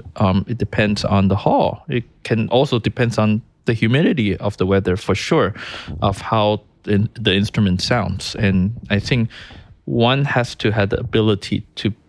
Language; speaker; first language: English; early bilingual, other home language; Chinese